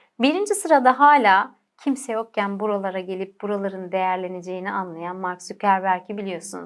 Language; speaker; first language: Turkish; native; Turkish